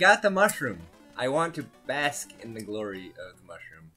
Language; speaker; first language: English; native; English